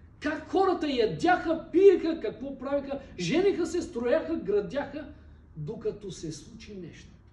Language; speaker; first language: Bulgarian; non-native, local second language; Turkish